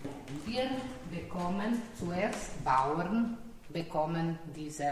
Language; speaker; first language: German; non-native, learner; Slovenian